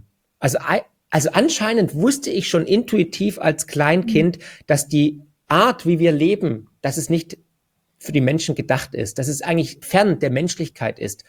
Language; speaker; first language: German; native; German